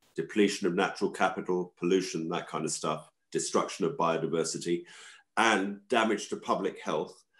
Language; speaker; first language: English; native; English